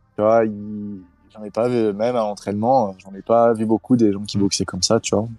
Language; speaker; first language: French; native; French